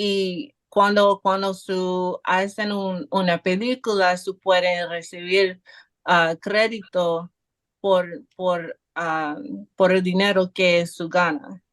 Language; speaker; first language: Spanish; non-native, learner; English